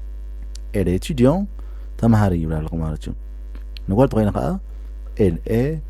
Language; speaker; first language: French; non-native, fluent; Tigrinya